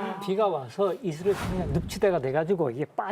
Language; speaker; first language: Korean; native; Korean